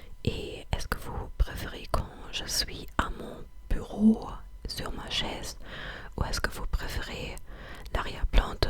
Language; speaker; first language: French; non-native, fluent; English